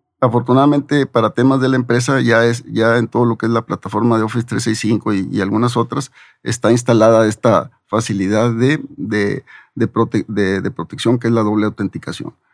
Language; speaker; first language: Spanish; native; Spanish